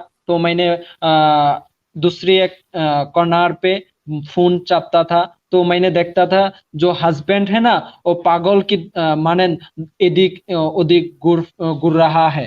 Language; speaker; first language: Hindi; non-native, learner; Bangla